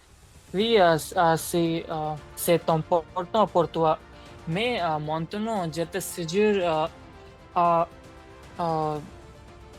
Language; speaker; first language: French; non-native, learner; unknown